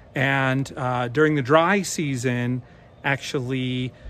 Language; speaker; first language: English; native; English